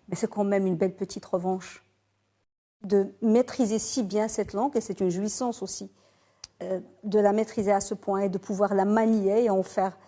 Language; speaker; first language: French; non-native, local second language; Arabic